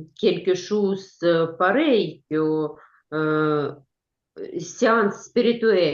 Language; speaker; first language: French; non-native, learner; Ukrainian